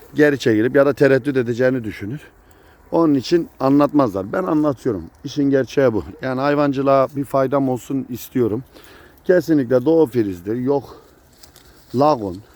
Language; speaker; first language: Turkish; native; Turkish